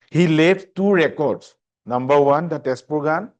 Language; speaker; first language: English; non-native, local second language; Assamese